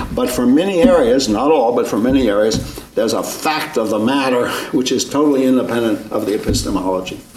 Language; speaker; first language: English; native; English